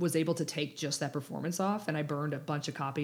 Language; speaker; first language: English; native; English